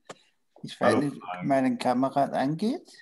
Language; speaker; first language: German; non-native, learner; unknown